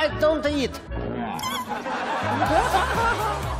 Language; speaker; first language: English; non-native, learner; Chinese